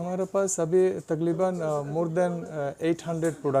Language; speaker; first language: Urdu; non-native, fluent; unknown